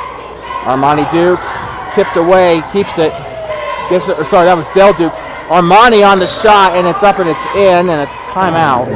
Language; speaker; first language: English; native; English